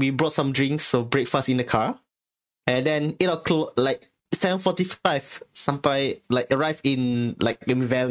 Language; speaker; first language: English; non-native, local second language; Malay